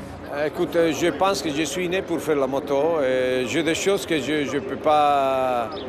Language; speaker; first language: French; non-native, learner; Italian